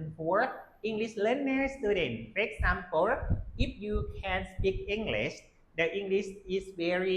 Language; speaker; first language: English; non-native, learner; Lao